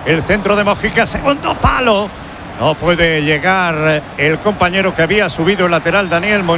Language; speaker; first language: Spanish; native; Spanish